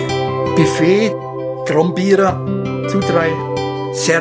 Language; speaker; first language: German; native; German